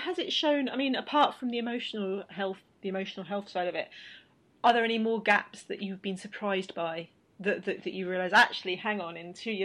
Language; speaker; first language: English; native; English